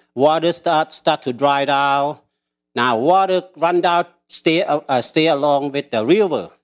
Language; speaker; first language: English; early bilingual, other home language; Lao